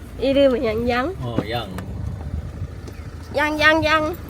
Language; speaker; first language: Korean; non-native, learner; Lao